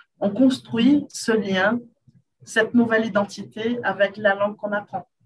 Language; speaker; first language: French; non-native, fluent; Portuguese